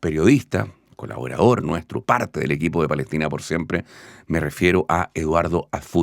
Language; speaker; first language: Spanish; native; Spanish